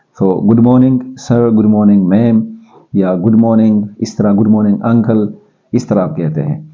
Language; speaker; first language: Urdu; non-native, local second language; Pashto